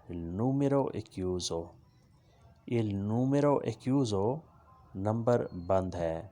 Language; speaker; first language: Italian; non-native, learner; Urdu